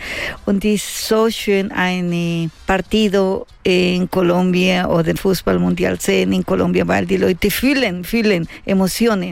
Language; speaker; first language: German; non-native, learner; Spanish